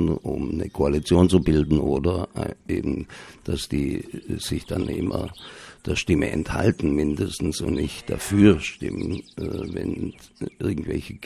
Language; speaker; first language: German; native; German